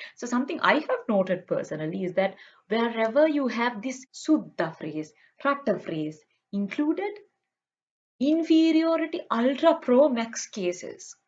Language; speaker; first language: English; non-native, local second language; Sinhala